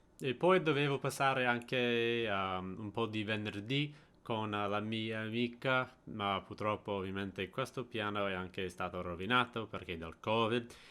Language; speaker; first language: Italian; non-native, fluent; English